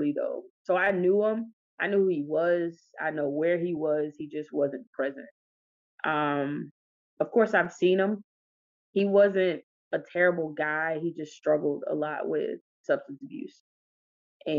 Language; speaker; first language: English; native; English